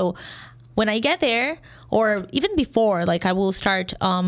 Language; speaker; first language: English; non-native, fluent; Portuguese